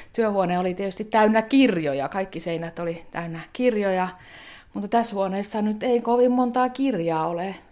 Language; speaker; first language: Finnish; native; Finnish